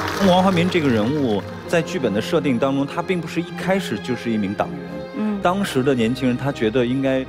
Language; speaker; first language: Chinese; native; Chinese